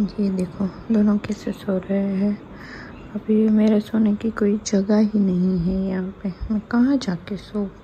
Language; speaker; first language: Hindi; non-native, local second language; Gujarati